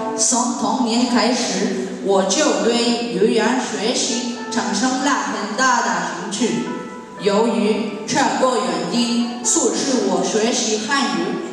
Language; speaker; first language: Chinese; non-native, learner; Spanish